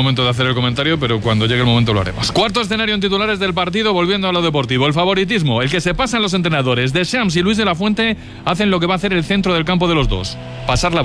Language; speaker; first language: Spanish; native; Spanish